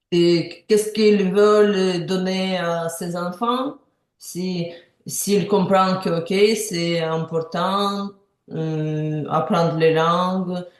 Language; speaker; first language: French; non-native, learner; Ukrainian